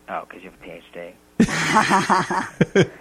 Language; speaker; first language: English; native; English